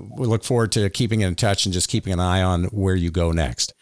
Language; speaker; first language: English; native; English